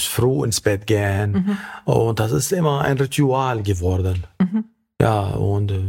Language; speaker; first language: German; non-native, learner; Arabic